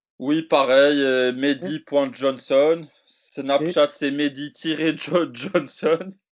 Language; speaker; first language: French; native; French